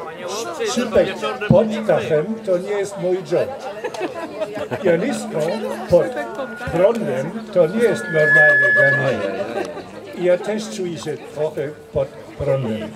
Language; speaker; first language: Polish; non-native, learner; German